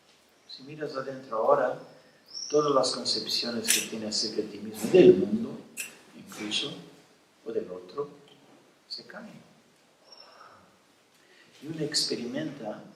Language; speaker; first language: Spanish; non-native, fluent; Portuguese